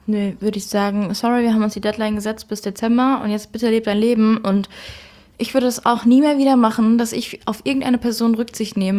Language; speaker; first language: German; native; German